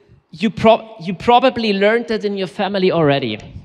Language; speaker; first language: English; non-native, fluent; German